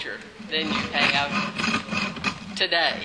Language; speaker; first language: English; native; English